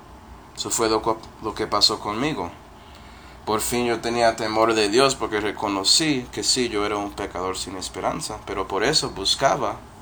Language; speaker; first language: Spanish; non-native, fluent; English